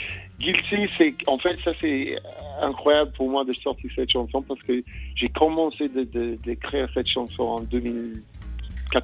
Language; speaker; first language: French; non-native, fluent; English